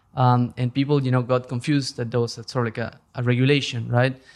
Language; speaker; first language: English; non-native, fluent; Spanish